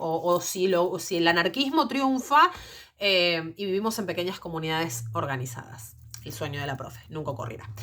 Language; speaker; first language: Spanish; native; Spanish